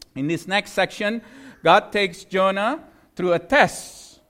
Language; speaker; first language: English; non-native, fluent; Indonesian